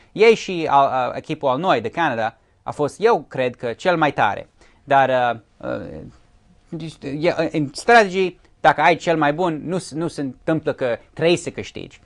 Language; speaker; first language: Romanian; early bilingual, heritage; Romanian